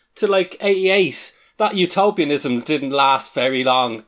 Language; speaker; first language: English; native; English